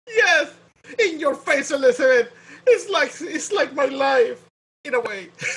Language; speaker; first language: English; non-native, fluent; Spanish